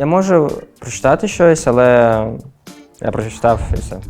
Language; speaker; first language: Ukrainian; non-native, local second language; Russian